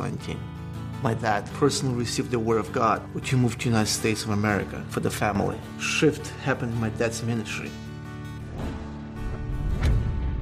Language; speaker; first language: English; non-native, fluent; Russian